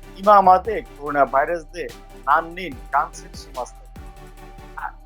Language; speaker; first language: Japanese; non-native, fluent; Bangla